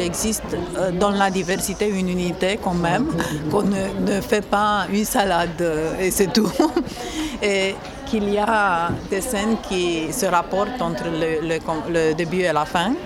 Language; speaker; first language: French; non-native, fluent; Romanian